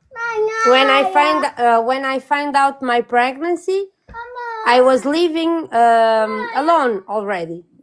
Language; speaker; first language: English; non-native, learner; Portuguese